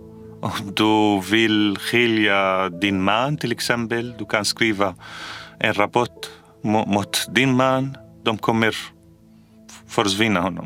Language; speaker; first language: Swedish; non-native, fluent; Arabic